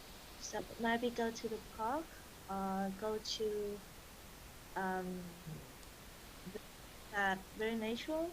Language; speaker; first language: English; non-native, learner; Vietnamese